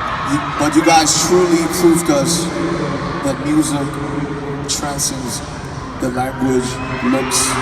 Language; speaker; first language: English; non-native, fluent; Korean